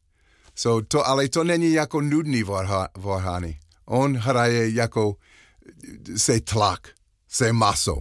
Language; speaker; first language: Czech; non-native, fluent; English